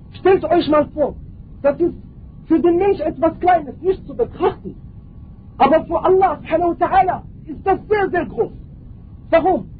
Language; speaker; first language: German; non-native, fluent; Arabic